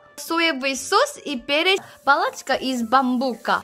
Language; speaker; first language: Russian; non-native, fluent; Korean